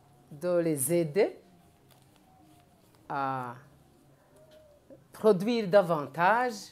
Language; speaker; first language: French; non-native, local second language; Rundi